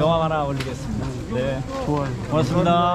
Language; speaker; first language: Korean; native; Korean